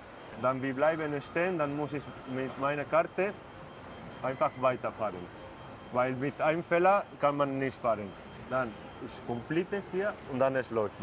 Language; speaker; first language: German; non-native, fluent; Spanish